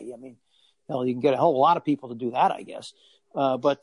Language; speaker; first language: English; native; English